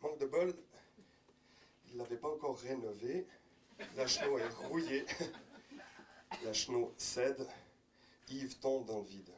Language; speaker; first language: French; native; French